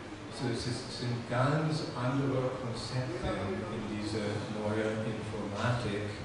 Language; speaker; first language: German; non-native, fluent; English